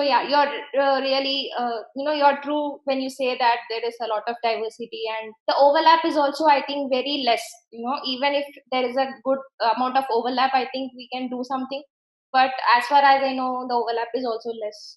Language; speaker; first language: English; non-native, local second language; Tamil